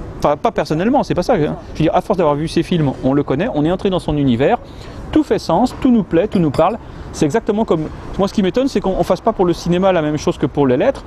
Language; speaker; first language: French; native; French